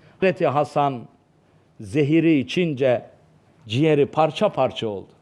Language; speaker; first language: Turkish; native; Turkish